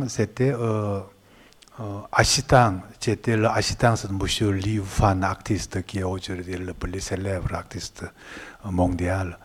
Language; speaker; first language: French; non-native, learner; Korean